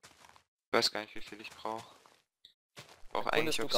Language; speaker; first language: German; native; German